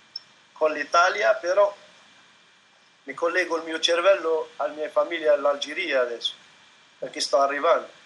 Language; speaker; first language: Italian; non-native, fluent; Arabic